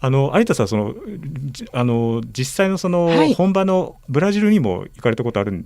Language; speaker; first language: Japanese; native; Japanese